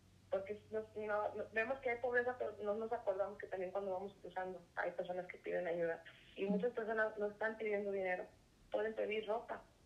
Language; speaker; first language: Spanish; early bilingual, heritage; Spanish